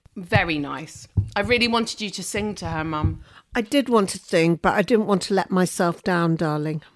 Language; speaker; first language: English; early bilingual, other home language; Albanian